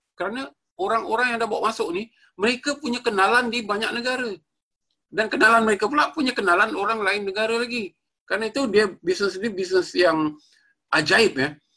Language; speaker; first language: Malay; native; Malay